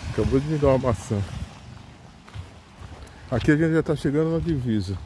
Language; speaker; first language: Portuguese; native; Portuguese